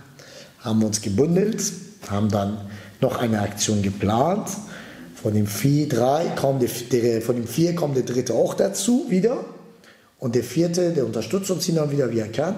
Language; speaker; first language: German; early bilingual, other home language; Turkish